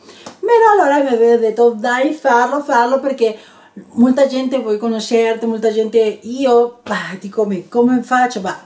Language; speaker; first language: Italian; non-native, learner; Spanish